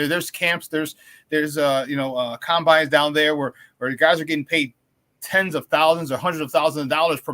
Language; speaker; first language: English; native; English